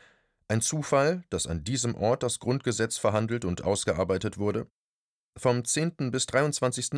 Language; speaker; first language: German; native; German